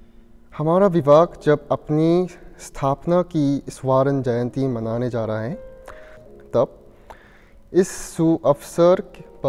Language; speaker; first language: Hindi; non-native, learner; Korean